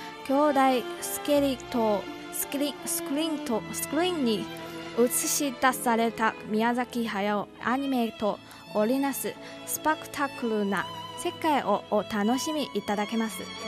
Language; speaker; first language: Japanese; non-native, learner; Chinese